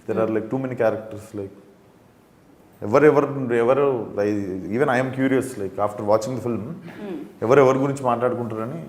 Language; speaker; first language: Telugu; native; Telugu